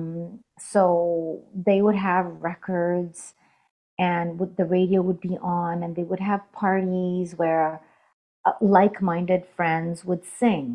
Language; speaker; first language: English; non-native, fluent; Hindi